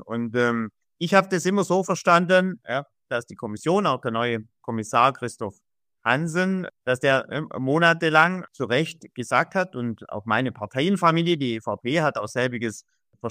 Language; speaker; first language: German; native; German